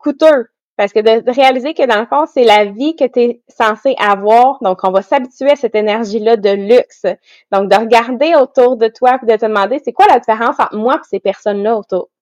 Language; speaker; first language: French; native; French